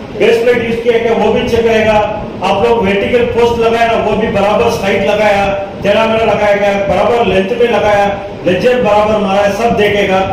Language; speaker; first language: Hindi; non-native, local second language; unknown